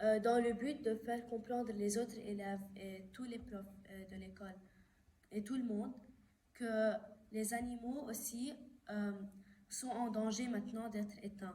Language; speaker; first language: French; non-native, local second language; Arabic